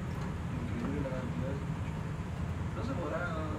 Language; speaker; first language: Spanish; native; Spanish